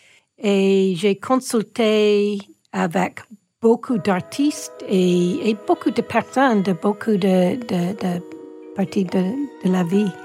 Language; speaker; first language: French; non-native, local second language; English